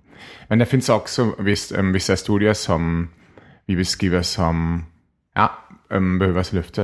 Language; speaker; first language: Swedish; non-native, fluent; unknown